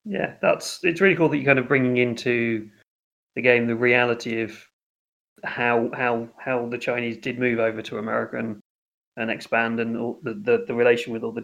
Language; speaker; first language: English; native; English